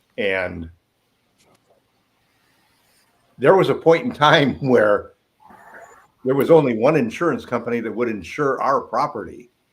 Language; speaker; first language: English; native; English